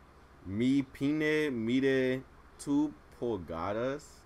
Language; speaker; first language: Spanish; non-native, learner; English